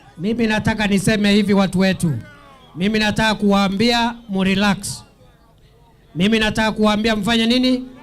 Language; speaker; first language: Swahili; non-native, local second language; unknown